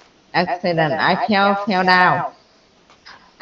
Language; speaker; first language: English; non-native, learner; Vietnamese